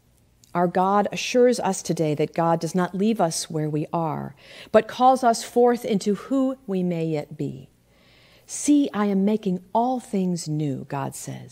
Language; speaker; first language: English; native; English